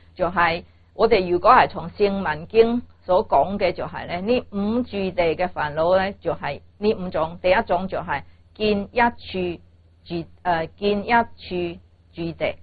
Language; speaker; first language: Cantonese; non-native, fluent; Chinese